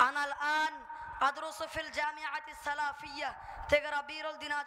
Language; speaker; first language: Arabic; non-native, learner; Bangla